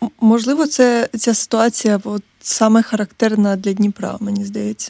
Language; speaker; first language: Ukrainian; native; Ukrainian